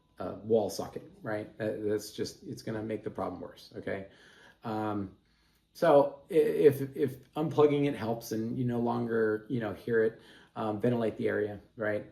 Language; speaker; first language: English; native; English